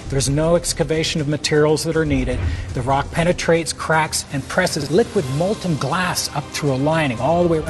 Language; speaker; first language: English; native; English